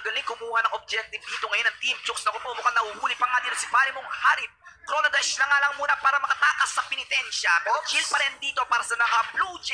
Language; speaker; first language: Filipino; native; Filipino